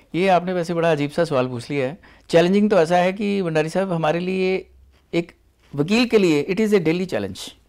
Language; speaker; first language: Hindi; non-native, local second language; Punjabi